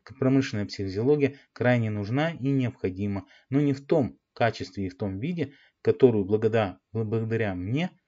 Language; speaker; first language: Russian; native; Russian